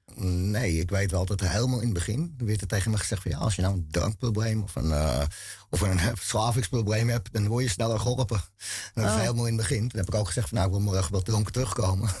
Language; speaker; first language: Dutch; native; Dutch